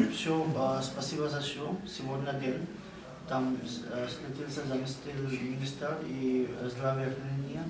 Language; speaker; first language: Russian; non-native, learner; Hindi